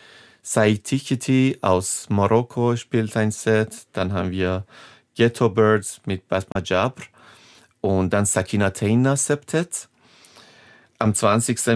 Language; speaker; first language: German; non-native, fluent; Persian